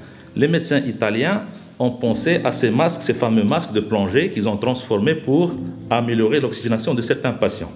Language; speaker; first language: French; non-native, local second language; Arabic